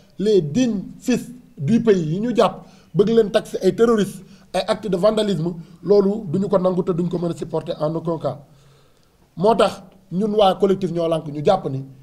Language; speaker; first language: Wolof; native; Wolof